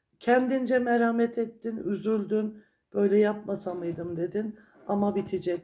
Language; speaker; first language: Turkish; native; Turkish